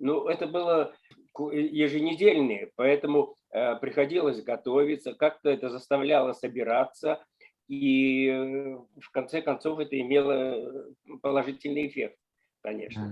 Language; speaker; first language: Russian; native; Russian